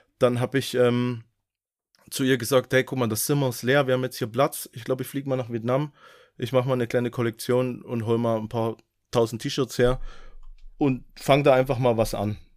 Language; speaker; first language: German; native; German